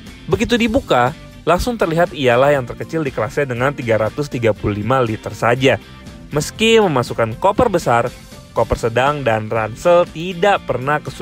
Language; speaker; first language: Indonesian; native; Indonesian